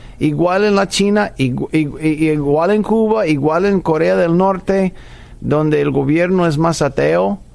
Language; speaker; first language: Spanish; non-native, fluent; English